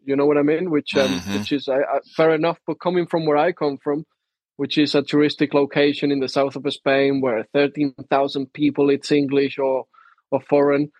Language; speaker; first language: English; non-native, fluent; Spanish